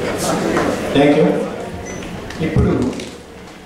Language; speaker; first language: Telugu; native; Telugu